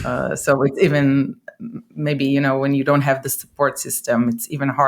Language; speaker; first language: English; non-native, fluent; Hebrew